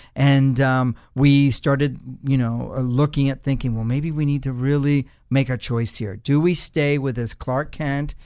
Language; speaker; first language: English; early bilingual, other home language; Spanish